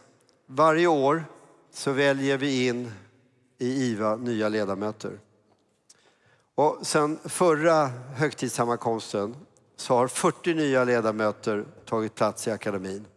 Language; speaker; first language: Swedish; native; Swedish